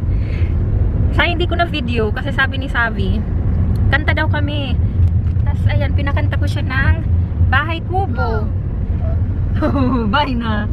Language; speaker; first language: Filipino; non-native, local second language; Cebuano